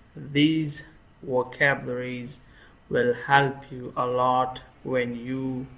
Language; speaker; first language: English; non-native, local second language; Hindi